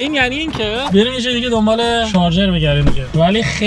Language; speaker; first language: Persian; native; Persian